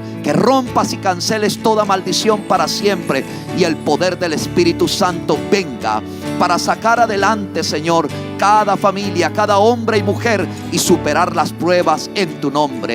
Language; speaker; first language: Spanish; native; Spanish